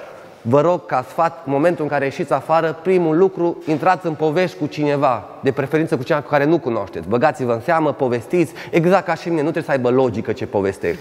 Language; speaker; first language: Romanian; native; Romanian